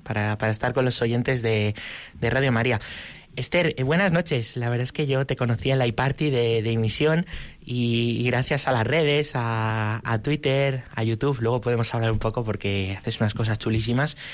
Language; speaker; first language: Spanish; native; Spanish